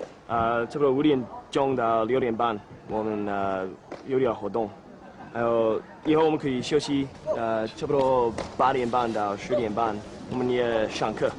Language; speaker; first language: Chinese; non-native, learner; French